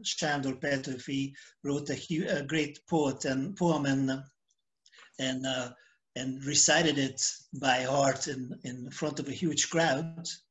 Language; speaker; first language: English; non-native, fluent; Hungarian